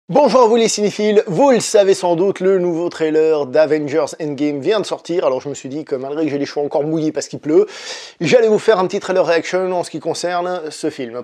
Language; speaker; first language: French; native; French